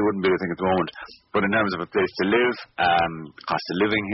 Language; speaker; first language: English; native; English